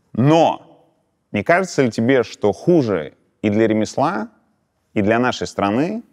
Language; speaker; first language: Russian; native; Russian